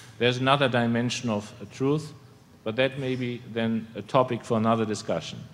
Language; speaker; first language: English; non-native, fluent; German